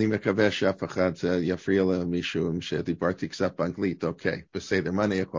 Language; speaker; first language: Hebrew; non-native, fluent; English